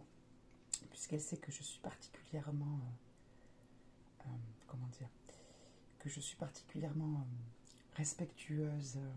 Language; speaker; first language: French; native; French